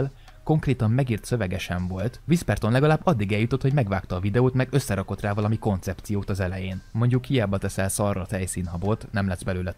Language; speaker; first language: Hungarian; native; Hungarian